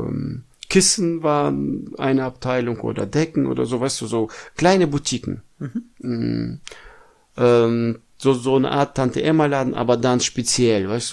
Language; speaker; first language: German; non-native, fluent; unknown